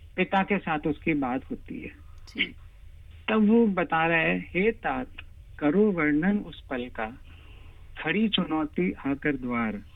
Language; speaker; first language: Hindi; native; Hindi